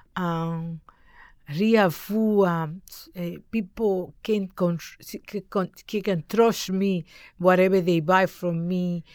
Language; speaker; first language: English; non-native, learner; Spanish